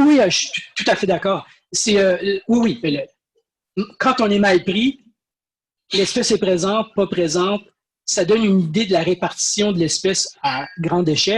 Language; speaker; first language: French; native; French